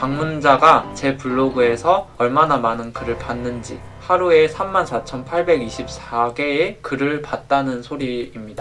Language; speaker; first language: Korean; native; Korean